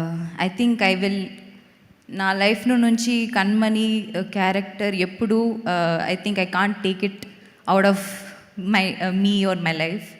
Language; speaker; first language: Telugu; non-native, local second language; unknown